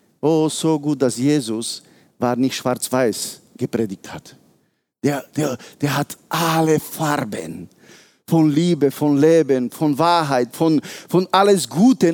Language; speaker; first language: German; non-native, fluent; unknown